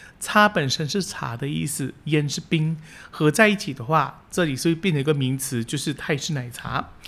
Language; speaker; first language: Chinese; early bilingual, heritage; Chinese